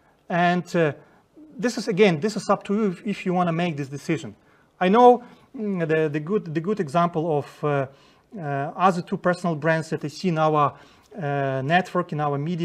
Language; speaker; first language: English; non-native, fluent; Ukrainian